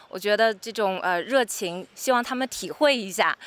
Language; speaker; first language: Chinese; native; Chinese